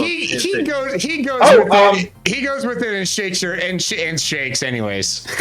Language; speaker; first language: English; native; English